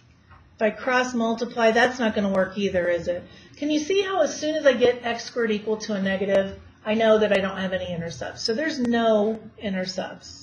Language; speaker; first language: English; native; English